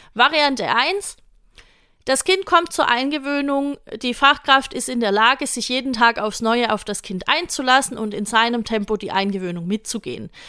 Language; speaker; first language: German; native; German